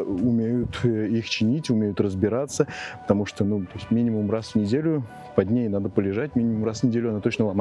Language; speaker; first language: Russian; native; Russian